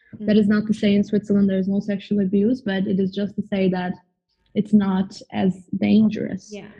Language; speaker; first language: English; non-native, fluent; Turkish